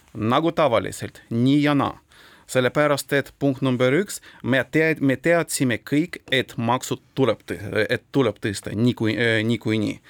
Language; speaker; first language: Estonian; non-native, local second language; Russian